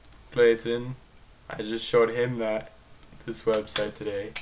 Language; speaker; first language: English; native; English